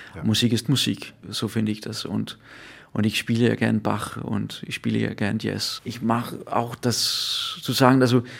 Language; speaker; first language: German; non-native, learner; Danish